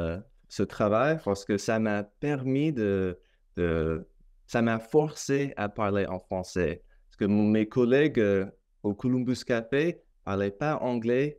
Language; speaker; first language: French; non-native, fluent; English